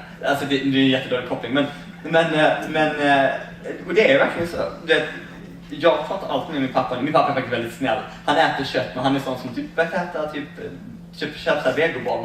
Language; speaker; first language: Swedish; native; Swedish